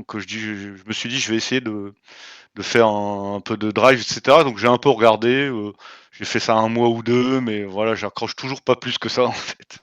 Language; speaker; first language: French; native; French